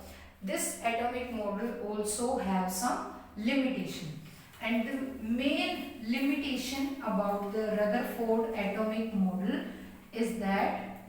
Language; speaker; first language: English; non-native, local second language; Hindi